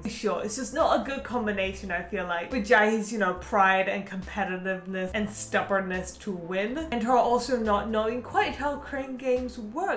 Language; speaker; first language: English; native; English